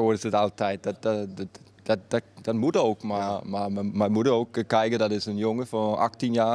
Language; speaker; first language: Dutch; non-native, fluent; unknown